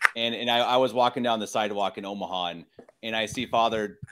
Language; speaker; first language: English; native; English